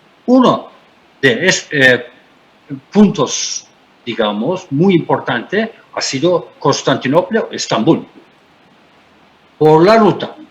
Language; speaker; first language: Spanish; non-native, fluent; Turkish